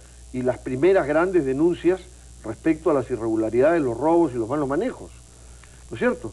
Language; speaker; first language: Spanish; native; Spanish